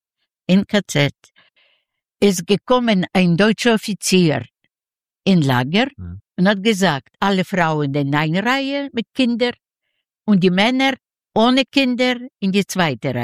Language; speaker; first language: German; non-native, learner; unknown